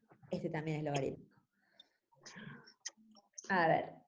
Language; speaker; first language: Spanish; native; Spanish